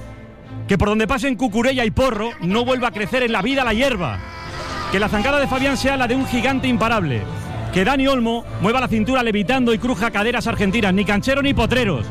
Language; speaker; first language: Spanish; native; Spanish